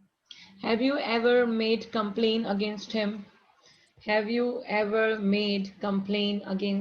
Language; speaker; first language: English; non-native, local second language; Hindi